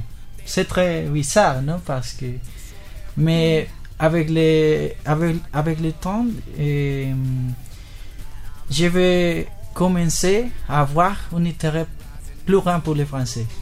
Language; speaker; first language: French; non-native, learner; Spanish